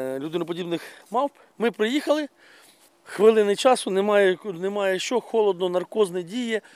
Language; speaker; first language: Ukrainian; non-native, local second language; Russian